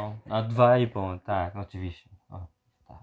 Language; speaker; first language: Polish; non-native, learner; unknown